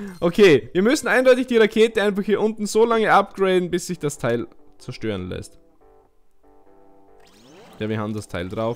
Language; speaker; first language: German; native; German